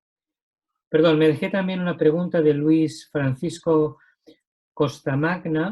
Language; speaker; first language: Spanish; native; Spanish